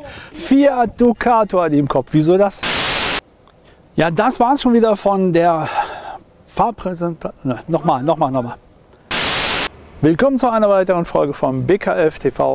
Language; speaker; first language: German; native; German